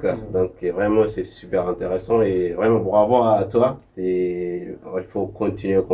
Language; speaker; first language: French; non-native, local second language; Arabic